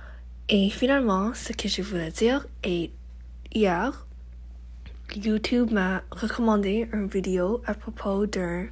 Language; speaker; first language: French; non-native, learner; English